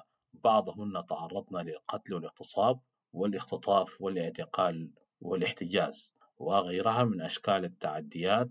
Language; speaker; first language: Arabic; native; Arabic